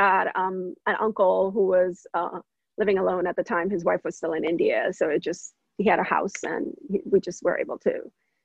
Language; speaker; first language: English; non-native, local second language; Gujarati